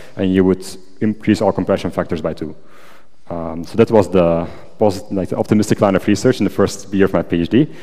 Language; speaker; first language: English; non-native, fluent; Dutch